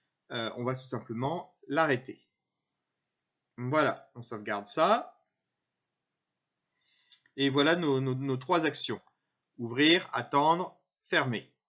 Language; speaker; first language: French; native; French